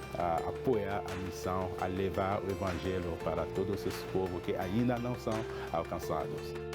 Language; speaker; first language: Portuguese; non-native, fluent; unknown